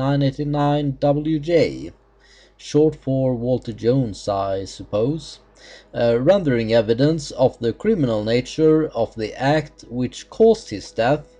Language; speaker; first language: English; non-native, fluent; Swedish